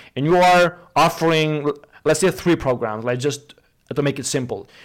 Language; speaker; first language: English; non-native, fluent; Albanian